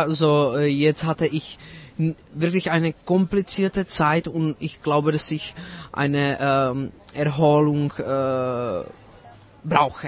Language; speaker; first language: German; non-native, fluent; Czech